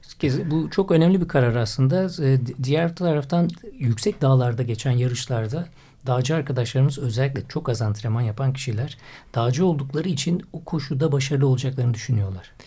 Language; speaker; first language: Turkish; native; Turkish